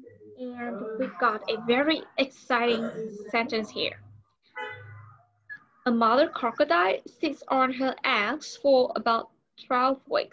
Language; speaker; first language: English; non-native, learner; Vietnamese